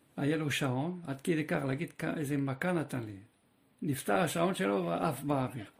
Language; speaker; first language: Hebrew; non-native, fluent; French